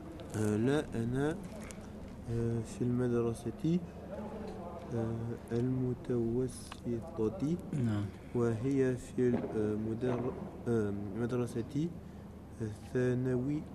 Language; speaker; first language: Arabic; non-native, learner; French